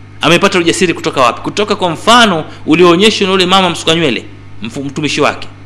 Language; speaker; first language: Swahili; native; Swahili